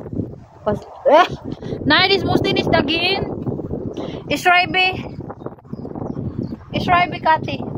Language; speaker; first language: German; non-native, learner; Cebuano